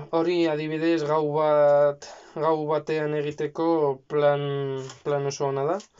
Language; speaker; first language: Basque; non-native, local second language; Spanish